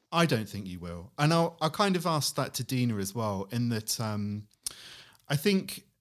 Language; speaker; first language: English; native; English